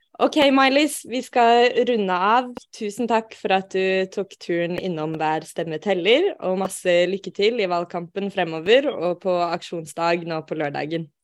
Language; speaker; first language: Norwegian; native; Norwegian